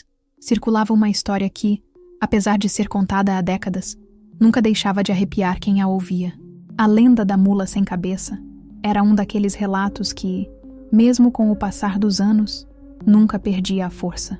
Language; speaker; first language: Portuguese; native; Portuguese